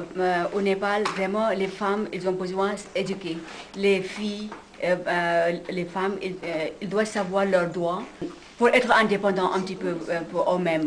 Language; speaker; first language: French; non-native, learner; Nepali